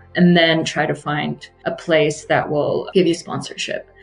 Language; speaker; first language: English; non-native, fluent; Arabic